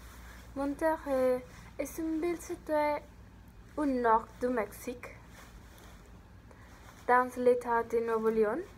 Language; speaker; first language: French; non-native, learner; Spanish